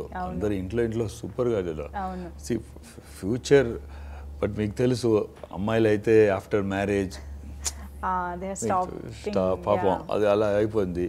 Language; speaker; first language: Telugu; non-native, fluent; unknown